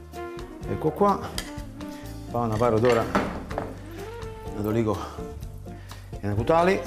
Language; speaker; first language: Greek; non-native, learner; Italian